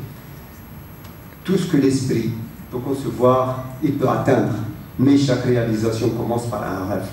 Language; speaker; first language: French; non-native, local second language; Arabic